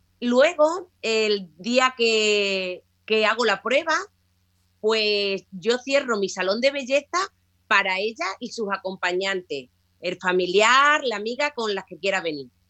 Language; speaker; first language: Spanish; native; Spanish